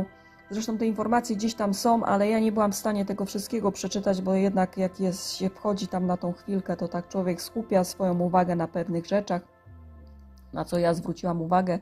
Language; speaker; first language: Polish; native; Polish